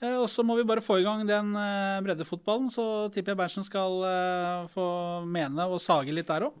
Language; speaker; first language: Norwegian; native; Norwegian